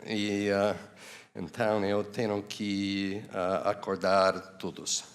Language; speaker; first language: Portuguese; non-native, learner; English